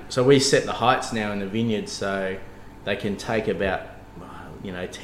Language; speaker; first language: English; native; English